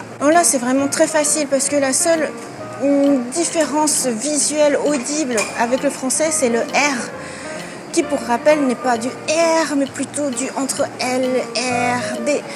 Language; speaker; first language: French; native; French